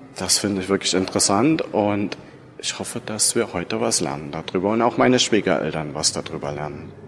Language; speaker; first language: German; native; German